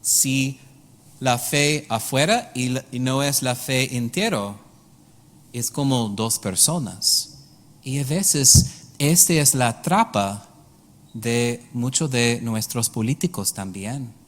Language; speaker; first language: Spanish; non-native, learner; English